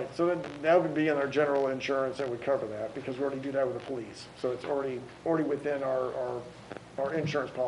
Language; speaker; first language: English; native; English